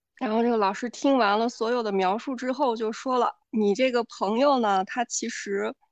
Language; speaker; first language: Chinese; native; Chinese